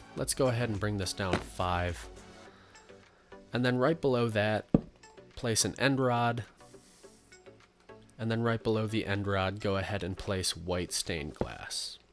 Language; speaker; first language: English; native; English